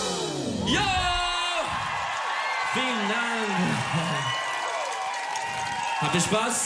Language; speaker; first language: German; non-native, learner; Turkish